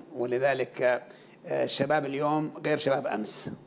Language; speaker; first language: Arabic; native; Arabic